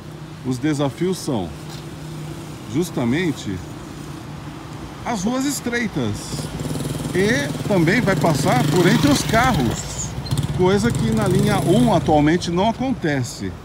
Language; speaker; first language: Portuguese; native; Portuguese